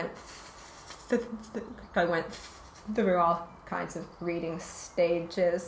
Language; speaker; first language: English; native; English